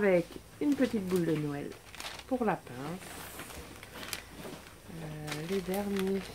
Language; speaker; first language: French; native; French